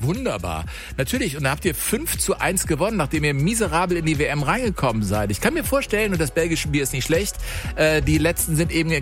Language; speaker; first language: German; native; German